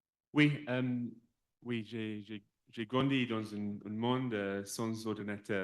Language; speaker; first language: French; non-native, fluent; English